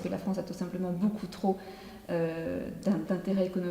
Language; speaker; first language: French; native; French